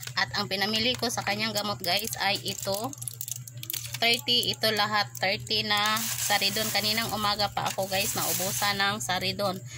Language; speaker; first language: Filipino; non-native, local second language; Cebuano